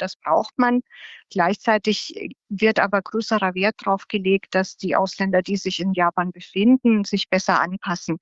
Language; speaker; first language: German; native; German